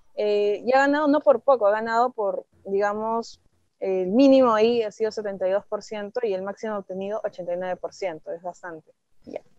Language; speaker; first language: Spanish; native; Spanish